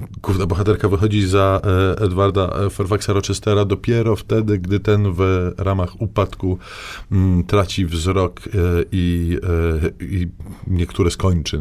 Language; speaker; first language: Polish; native; Polish